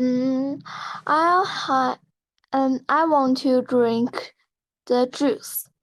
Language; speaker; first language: English; non-native, learner; Chinese